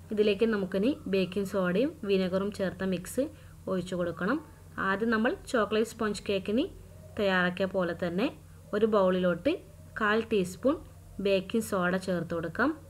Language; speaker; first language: Malayalam; native; Malayalam